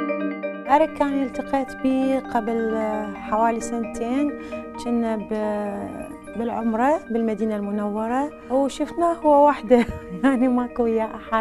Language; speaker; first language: Arabic; native; Arabic